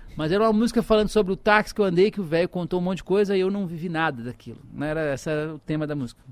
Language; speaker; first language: Portuguese; native; Portuguese